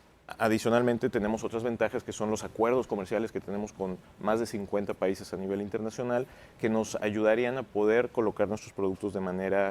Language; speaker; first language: Spanish; native; Spanish